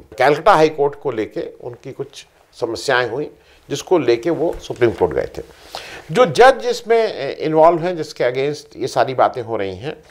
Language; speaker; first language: Hindi; native; Hindi